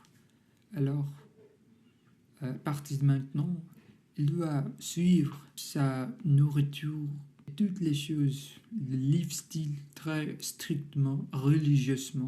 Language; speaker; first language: French; non-native, learner; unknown